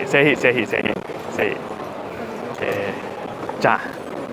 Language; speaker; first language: Japanese; non-native, learner; Thai